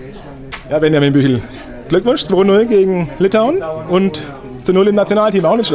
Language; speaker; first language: German; native; German